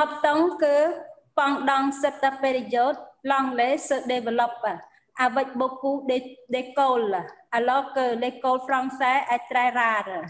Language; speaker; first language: French; non-native, fluent; Khmer